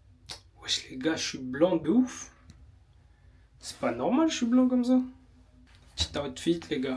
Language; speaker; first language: French; native; French